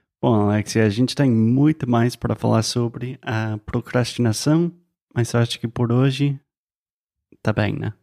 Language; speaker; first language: Portuguese; non-native, fluent; English